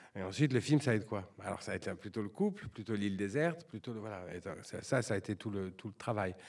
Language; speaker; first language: French; native; French